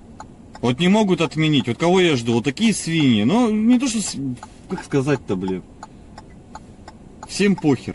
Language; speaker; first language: Russian; native; Russian